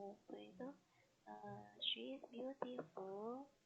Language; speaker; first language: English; non-native, learner; Indonesian